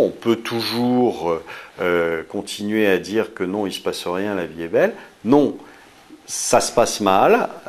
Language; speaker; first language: French; native; French